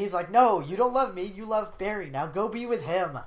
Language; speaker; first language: English; native; English